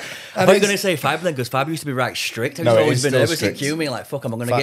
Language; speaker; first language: English; native; English